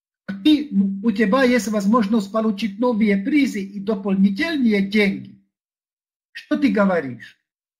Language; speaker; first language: Russian; non-native, fluent; Czech